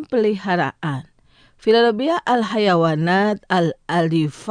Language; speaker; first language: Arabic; non-native, fluent; Indonesian